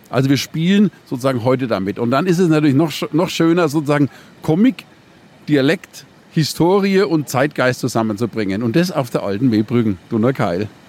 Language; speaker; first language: German; native; German